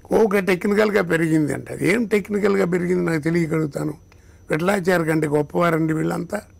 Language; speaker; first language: Telugu; native; Telugu